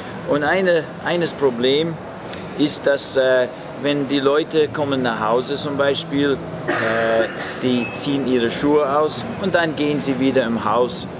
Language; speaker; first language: German; non-native, fluent; English